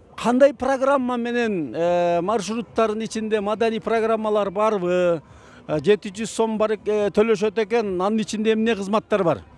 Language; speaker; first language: Kyrgyz; native; Kyrgyz